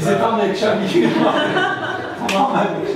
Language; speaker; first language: Turkish; native; Turkish